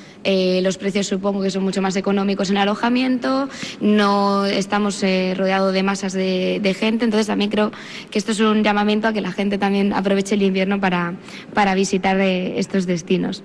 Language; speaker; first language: Spanish; native; Spanish